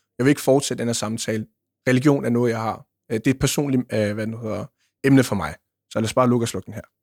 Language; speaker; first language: Danish; early bilingual, other home language; Punjabi